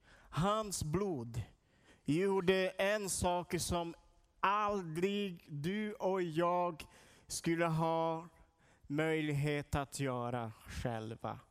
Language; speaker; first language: Swedish; non-native, learner; Portuguese